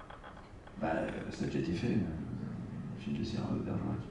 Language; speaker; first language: French; native; French